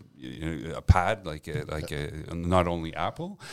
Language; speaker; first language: English; non-native, fluent; French